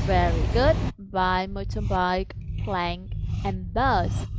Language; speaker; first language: English; non-native, fluent; Vietnamese